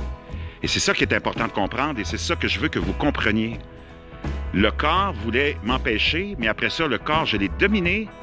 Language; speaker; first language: French; native; French